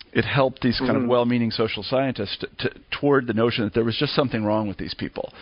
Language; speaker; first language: English; native; English